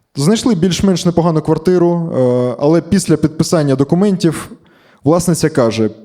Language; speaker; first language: Ukrainian; native; Ukrainian